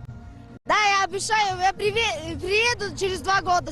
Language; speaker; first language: Russian; non-native, fluent; Mongolian